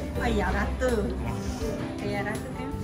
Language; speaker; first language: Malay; non-native, fluent; Japanese